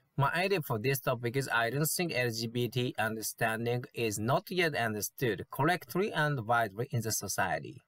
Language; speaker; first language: English; non-native, learner; Japanese